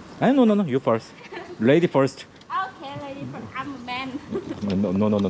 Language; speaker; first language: English; non-native, learner; Korean